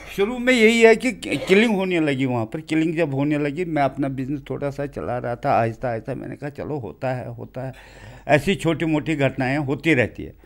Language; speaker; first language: Hindi; non-native, local second language; Kashmiri